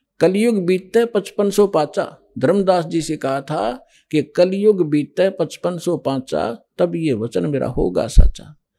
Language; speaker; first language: Hindi; native; Hindi